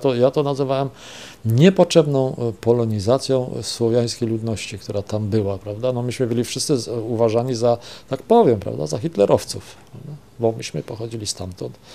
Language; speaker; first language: Polish; non-native, local second language; German